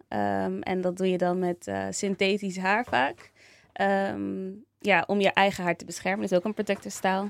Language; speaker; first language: Dutch; native; Dutch